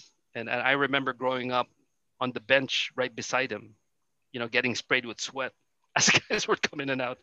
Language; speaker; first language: English; non-native, local second language; Filipino